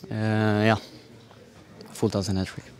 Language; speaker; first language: Dutch; non-native, fluent; Swedish